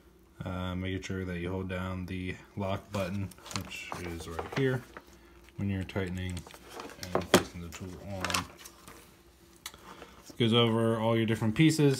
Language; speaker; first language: English; native; English